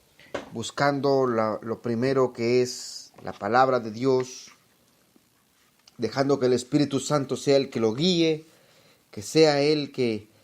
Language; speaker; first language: Spanish; native; Spanish